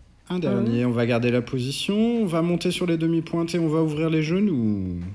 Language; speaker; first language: French; native; French